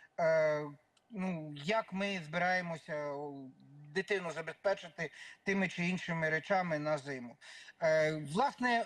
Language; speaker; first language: Ukrainian; native; Ukrainian